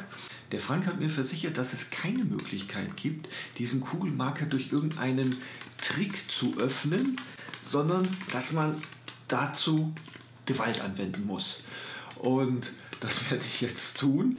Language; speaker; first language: German; native; German